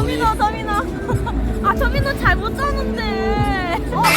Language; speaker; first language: Korean; non-native, fluent; Vietnamese